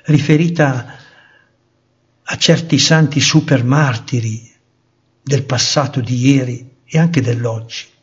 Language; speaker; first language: Italian; native; Italian